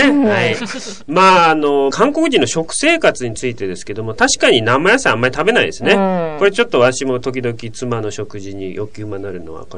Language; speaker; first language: Japanese; native; Japanese